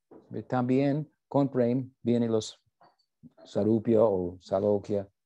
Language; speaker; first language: Spanish; non-native, learner; English